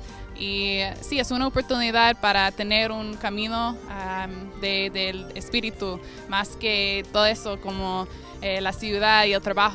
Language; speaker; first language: Spanish; non-native, fluent; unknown